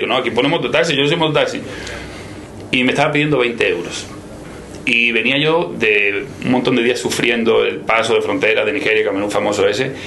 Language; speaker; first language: Spanish; native; Spanish